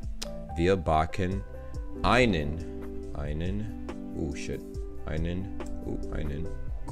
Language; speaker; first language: German; non-native, learner; English